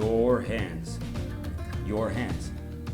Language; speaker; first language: English; non-native, learner; Portuguese